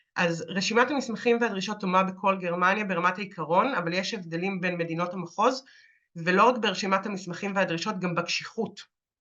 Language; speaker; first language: Hebrew; native; Hebrew